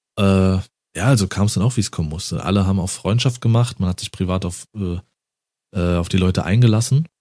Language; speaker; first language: German; native; German